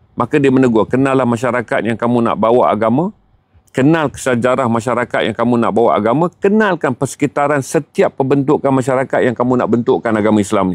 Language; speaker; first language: Malay; native; Malay